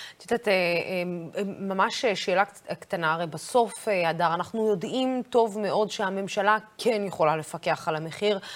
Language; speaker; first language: Hebrew; non-native, local second language; Arabic